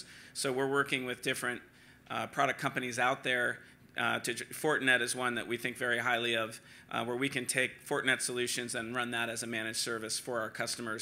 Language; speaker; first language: English; native; English